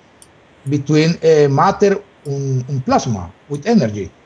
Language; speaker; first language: English; non-native, learner; Spanish